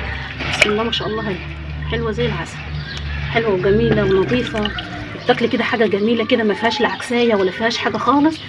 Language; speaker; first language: Arabic; native; Arabic